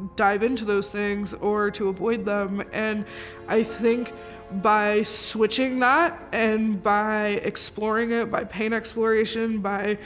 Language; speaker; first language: English; native; English